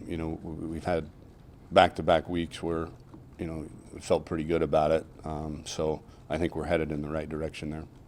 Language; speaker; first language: English; native; English